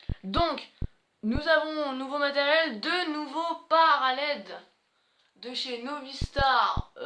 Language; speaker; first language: French; native; French